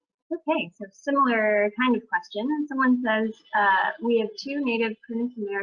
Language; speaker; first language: English; native; English